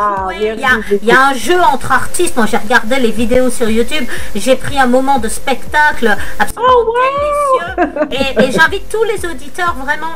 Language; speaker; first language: French; native; French